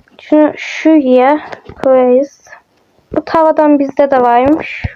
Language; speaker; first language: Turkish; native; Turkish